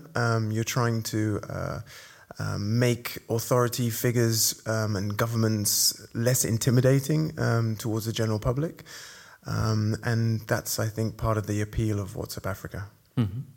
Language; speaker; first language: English; native; English